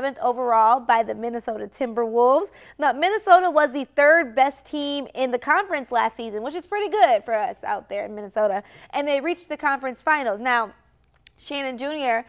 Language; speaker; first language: English; native; English